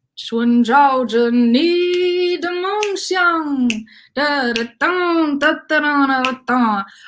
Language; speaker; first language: Chinese; non-native, learner; English